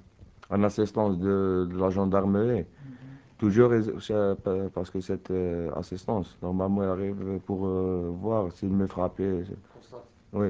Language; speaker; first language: French; non-native, learner; Arabic